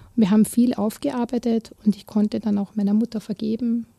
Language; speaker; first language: German; native; German